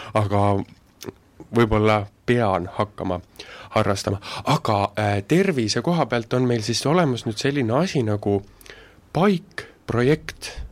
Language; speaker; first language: Estonian; native; Estonian